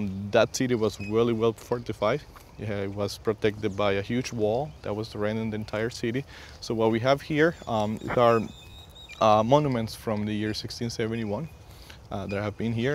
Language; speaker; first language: English; non-native, fluent; Spanish